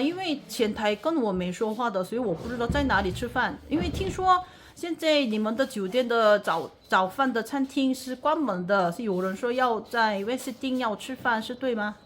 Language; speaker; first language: Chinese; non-native, learner; Korean